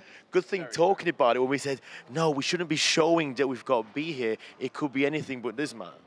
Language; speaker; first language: English; non-native, fluent; German